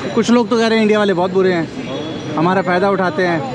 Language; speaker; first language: Hindi; native; Hindi